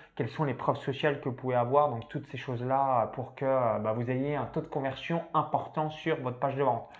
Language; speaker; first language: French; native; French